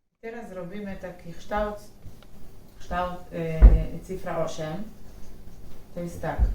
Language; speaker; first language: Polish; non-native, learner; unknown